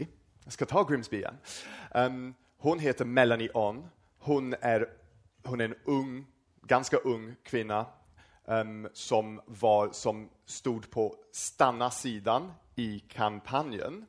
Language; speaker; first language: Swedish; non-native, fluent; English